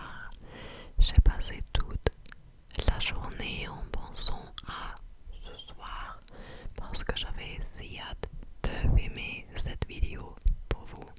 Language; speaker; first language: French; non-native, fluent; English